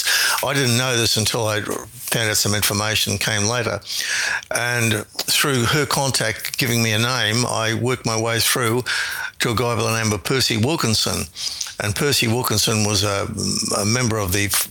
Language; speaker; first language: English; native; English